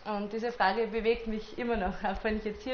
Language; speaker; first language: German; native; German